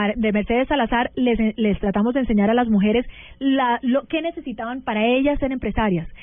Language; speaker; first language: Spanish; early bilingual, heritage; Spanish